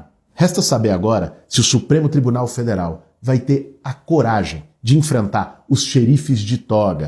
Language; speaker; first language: Portuguese; native; Portuguese